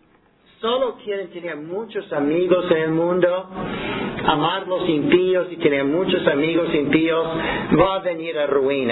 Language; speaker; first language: Spanish; non-native, fluent; English